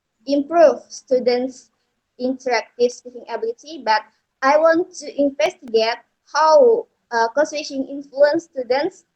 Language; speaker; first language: English; non-native, learner; Indonesian